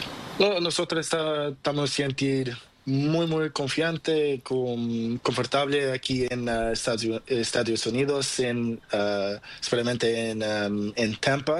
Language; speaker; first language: Spanish; non-native, learner; Portuguese